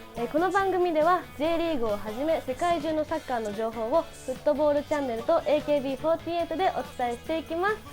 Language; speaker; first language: Japanese; native; Japanese